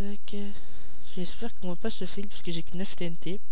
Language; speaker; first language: French; native; French